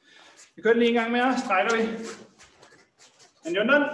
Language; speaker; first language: Danish; native; Danish